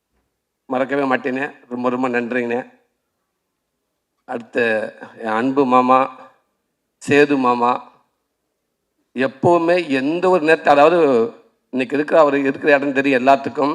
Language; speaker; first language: Tamil; native; Tamil